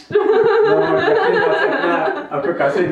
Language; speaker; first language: Indonesian; early bilingual, heritage; Indonesian